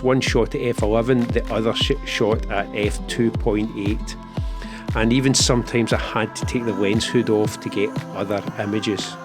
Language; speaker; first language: English; native; English